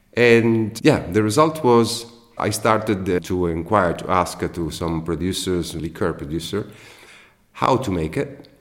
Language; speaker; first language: English; non-native, fluent; Italian